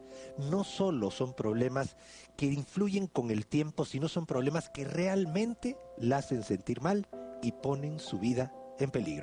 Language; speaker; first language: Spanish; native; Spanish